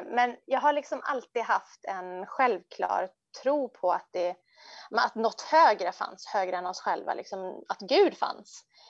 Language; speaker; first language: Swedish; early bilingual, other home language; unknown